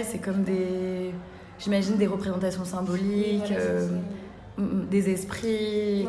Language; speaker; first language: French; native; French